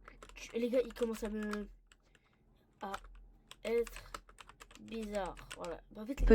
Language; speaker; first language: French; native; French